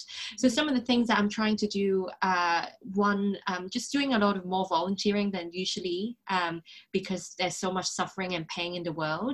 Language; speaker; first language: English; non-native, local second language; Cantonese